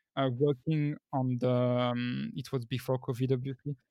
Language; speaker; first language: English; non-native, fluent; French